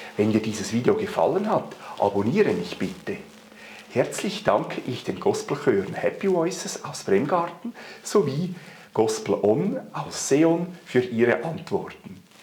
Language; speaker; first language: German; native; German